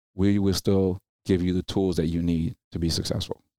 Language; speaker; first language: English; early bilingual, other home language; Spanish